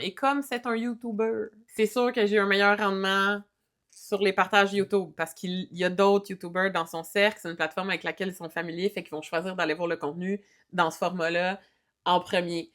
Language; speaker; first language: French; native; French